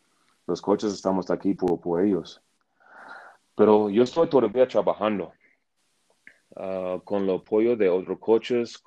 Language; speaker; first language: Spanish; non-native, learner; English